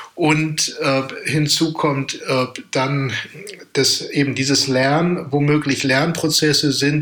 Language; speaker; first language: German; native; German